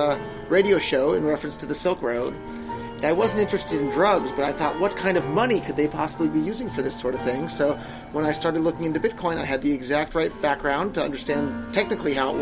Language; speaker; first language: English; native; English